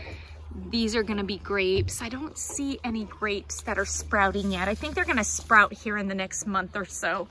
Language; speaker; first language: English; native; English